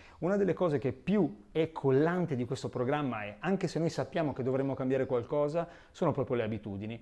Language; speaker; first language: Italian; native; Italian